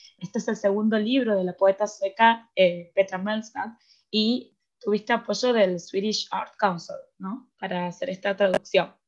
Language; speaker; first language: Spanish; native; Spanish